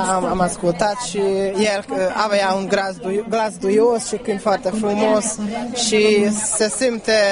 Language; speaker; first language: Romanian; non-native, fluent; Hungarian